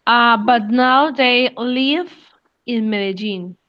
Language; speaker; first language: English; non-native, learner; Spanish